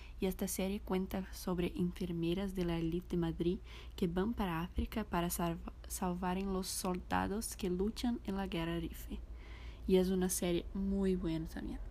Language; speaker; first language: Spanish; non-native, fluent; Portuguese